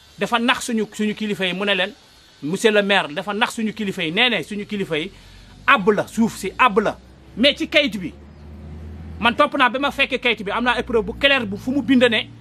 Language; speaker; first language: Wolof; non-native, local second language; Jola-Fonyi